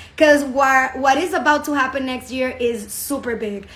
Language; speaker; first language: English; non-native, fluent; Spanish